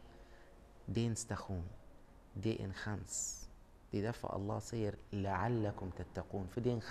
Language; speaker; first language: Swedish; non-native, fluent; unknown